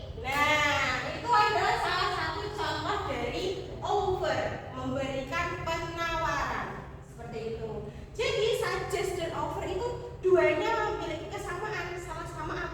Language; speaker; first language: Indonesian; native; Indonesian